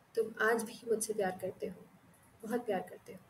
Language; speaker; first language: Hindi; non-native, local second language; Marathi